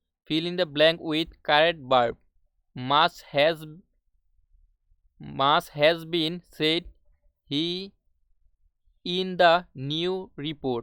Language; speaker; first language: English; non-native, local second language; Bangla